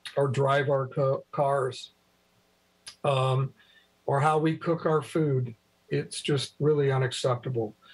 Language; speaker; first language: English; native; English